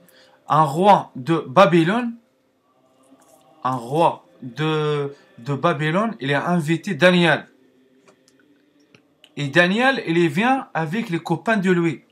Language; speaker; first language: French; non-native, learner; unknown